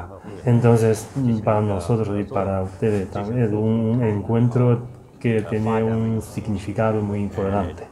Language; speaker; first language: Spanish; non-native, fluent; Chinese